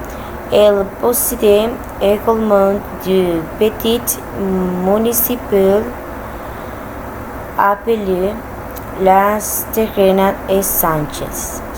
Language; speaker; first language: French; non-native, learner; Spanish